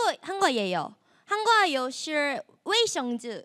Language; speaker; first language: Chinese; non-native, learner; Korean